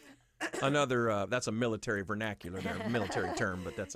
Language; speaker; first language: English; native; English